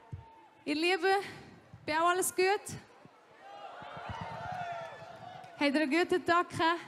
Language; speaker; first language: German; native; German